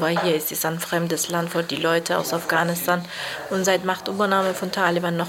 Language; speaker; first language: German; non-native, learner; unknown